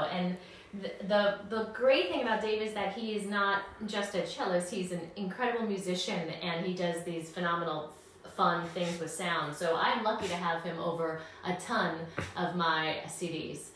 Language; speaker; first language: English; native; English